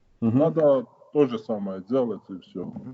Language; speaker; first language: Russian; non-native, fluent; Georgian